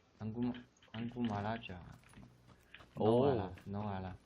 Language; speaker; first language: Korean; non-native, learner; Chinese